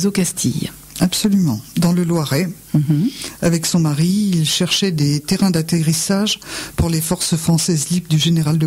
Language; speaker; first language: French; native; French